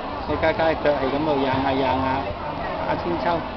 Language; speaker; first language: Cantonese; native; Cantonese